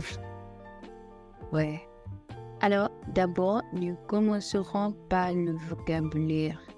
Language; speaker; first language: French; non-native, learner; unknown